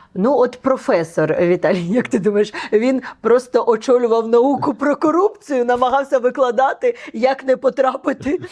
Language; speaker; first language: Ukrainian; native; Ukrainian